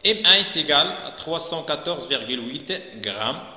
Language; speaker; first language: French; non-native, local second language; Arabic